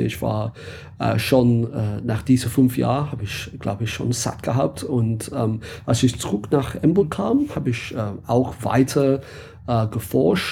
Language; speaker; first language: German; non-native, fluent; English